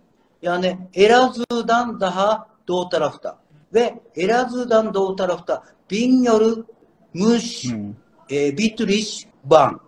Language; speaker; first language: Turkish; non-native, learner; Japanese